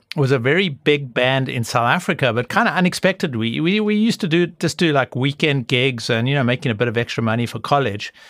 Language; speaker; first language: English; native; English